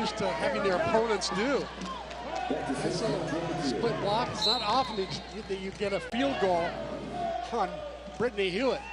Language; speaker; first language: English; native; English